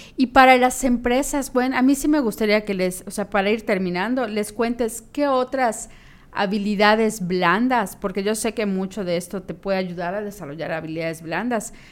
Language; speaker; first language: Spanish; native; Spanish